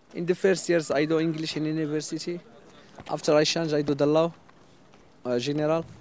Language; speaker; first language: English; non-native, fluent; Arabic